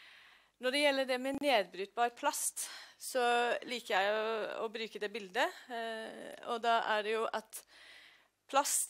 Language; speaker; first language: Norwegian; non-native, fluent; English